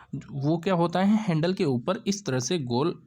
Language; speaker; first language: Hindi; native; Hindi